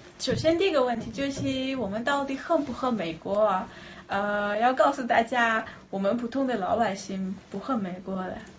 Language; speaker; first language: Chinese; non-native, fluent; Persian